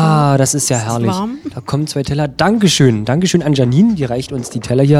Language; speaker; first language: German; native; German